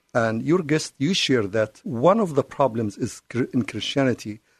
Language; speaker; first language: English; non-native, fluent; Arabic